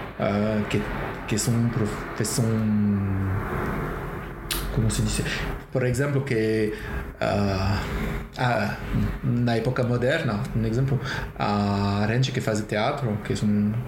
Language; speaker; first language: Portuguese; non-native, learner; French